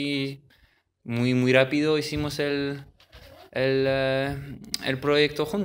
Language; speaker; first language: Spanish; early bilingual, heritage; French